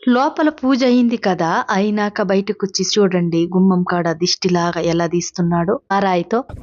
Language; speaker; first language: Telugu; non-native, local second language; Koya